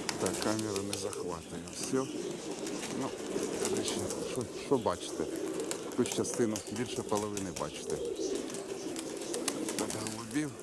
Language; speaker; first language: Ukrainian; non-native, local second language; Russian